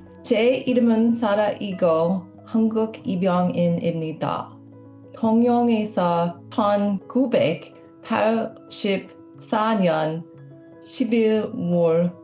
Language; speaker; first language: Korean; non-native, learner; English